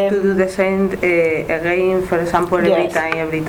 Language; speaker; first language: English; non-native, learner; Spanish